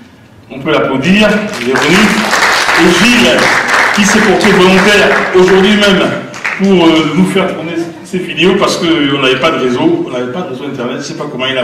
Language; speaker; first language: French; native; French